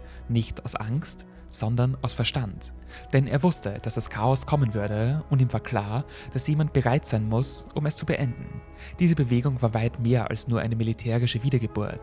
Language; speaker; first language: German; native; German